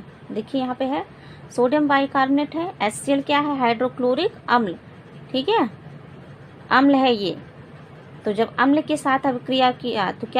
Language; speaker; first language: Hindi; native; Hindi